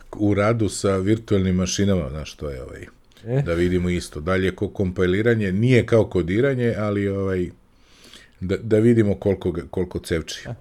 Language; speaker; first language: Serbian; native; Serbian